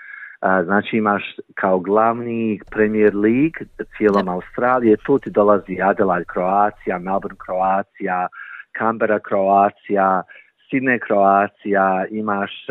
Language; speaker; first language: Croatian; early bilingual, heritage; Croatian